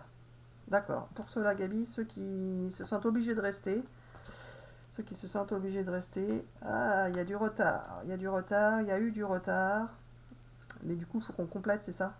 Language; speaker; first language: French; native; French